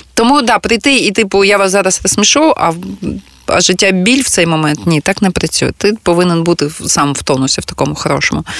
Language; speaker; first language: Ukrainian; non-native, local second language; Russian